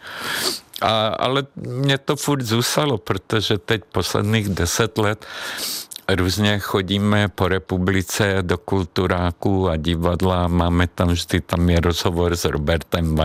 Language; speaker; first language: Czech; non-native, fluent; Hungarian